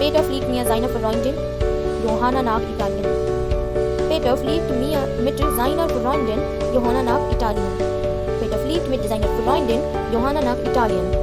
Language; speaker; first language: German; non-native, fluent; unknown